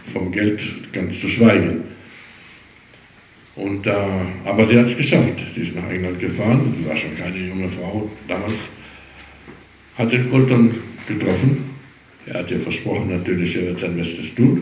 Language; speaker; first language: German; early bilingual, heritage; German